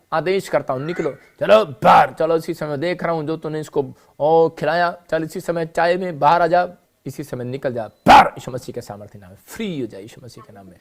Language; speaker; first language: Hindi; non-native, local second language; Punjabi